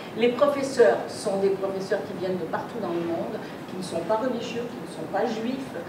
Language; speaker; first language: French; native; French